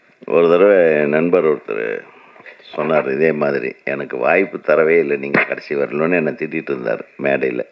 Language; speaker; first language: Tamil; native; Tamil